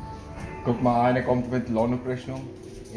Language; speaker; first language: German; non-native, learner; Urdu